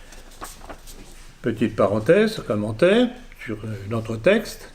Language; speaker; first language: French; native; French